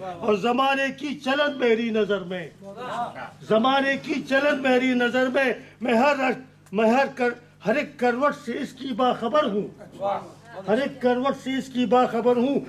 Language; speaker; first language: Urdu; non-native, local second language; Pashto